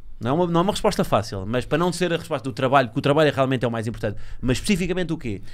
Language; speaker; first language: Portuguese; native; Portuguese